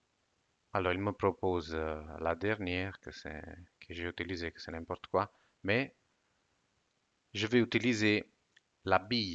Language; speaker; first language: French; non-native, fluent; Italian